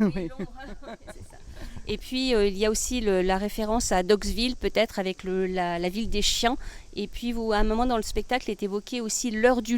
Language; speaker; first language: French; native; French